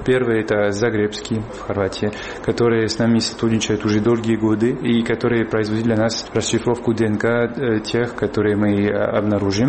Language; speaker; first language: Russian; non-native, fluent; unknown